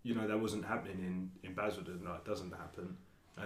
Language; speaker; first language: English; native; English